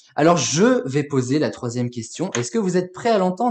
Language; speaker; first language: French; native; French